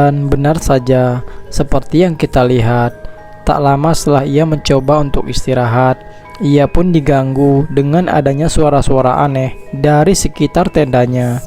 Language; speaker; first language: Indonesian; native; Indonesian